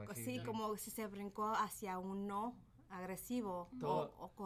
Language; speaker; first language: Spanish; early bilingual, heritage; Spanish